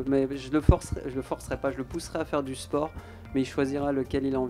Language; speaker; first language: French; native; French